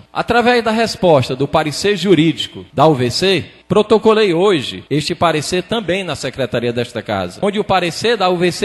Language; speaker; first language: Portuguese; native; Portuguese